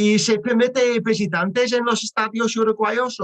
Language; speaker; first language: Spanish; non-native, learner; English